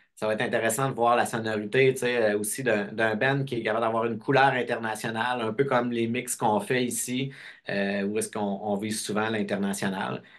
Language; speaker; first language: French; native; French